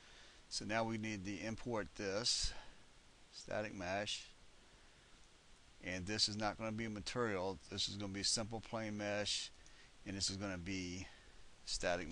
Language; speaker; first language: English; native; English